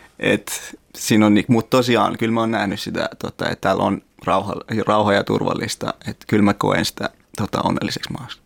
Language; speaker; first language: Finnish; early bilingual, other home language; Persian